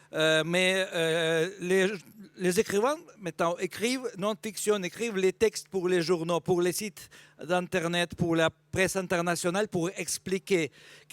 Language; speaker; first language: French; non-native, fluent; Russian